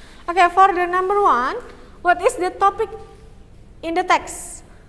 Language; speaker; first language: English; non-native, local second language; Indonesian